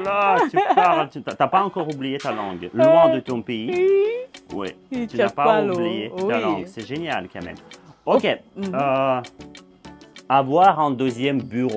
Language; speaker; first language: French; non-native, fluent; Russian